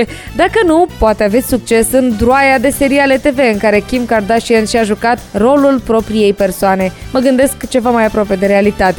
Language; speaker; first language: Romanian; native; Romanian